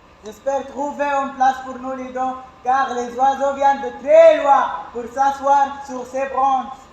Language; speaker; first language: French; non-native, learner; Arabic